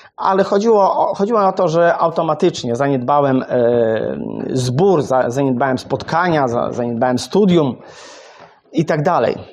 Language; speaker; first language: Polish; native; Polish